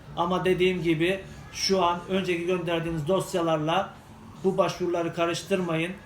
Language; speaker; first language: Turkish; native; Turkish